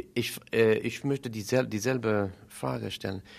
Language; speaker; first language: German; non-native, fluent; English